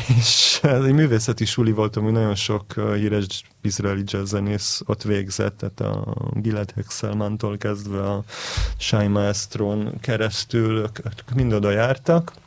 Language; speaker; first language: Hungarian; early bilingual, heritage; Hungarian